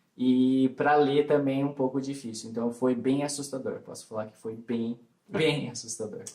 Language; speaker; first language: Portuguese; early bilingual, heritage; Portuguese